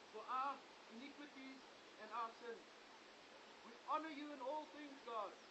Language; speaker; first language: English; non-native, local second language; Afrikaans